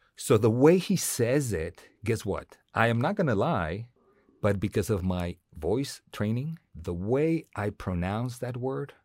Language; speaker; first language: English; non-native, fluent; Spanish